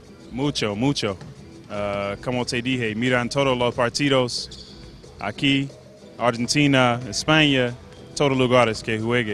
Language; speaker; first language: Spanish; non-native, learner; English